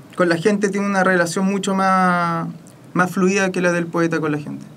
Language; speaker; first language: Spanish; native; Spanish